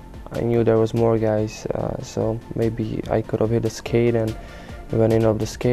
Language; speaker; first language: English; non-native, fluent; Czech